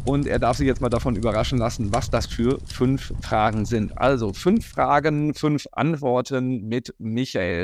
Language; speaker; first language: German; native; German